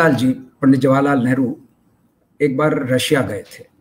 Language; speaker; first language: Hindi; native; Hindi